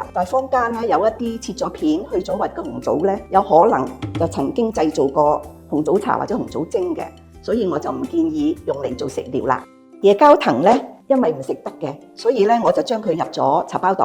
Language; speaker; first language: Cantonese; native; Cantonese